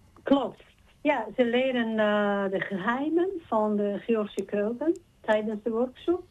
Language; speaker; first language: Dutch; non-native, learner; Georgian